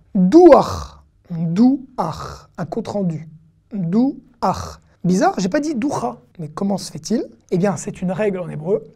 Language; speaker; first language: French; native; French